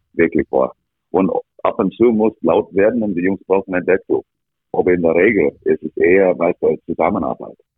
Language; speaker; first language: German; non-native, fluent; English